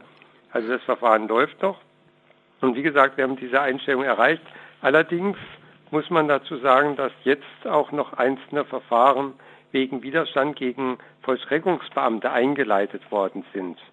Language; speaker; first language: German; native; German